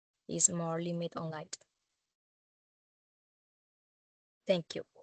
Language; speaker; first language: English; non-native, learner; Spanish